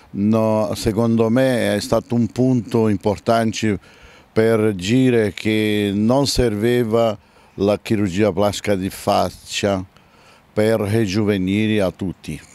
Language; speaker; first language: Italian; non-native, fluent; Portuguese